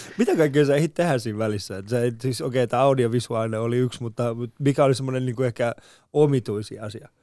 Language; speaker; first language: Finnish; early bilingual, other home language; Persian